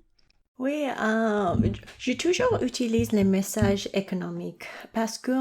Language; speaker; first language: French; non-native, local second language; English